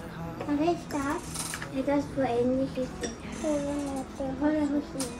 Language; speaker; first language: Japanese; early bilingual, heritage; Japanese